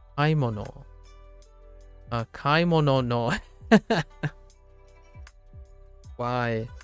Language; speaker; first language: Japanese; non-native, learner; English